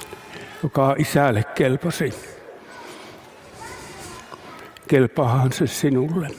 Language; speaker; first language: Finnish; native; Finnish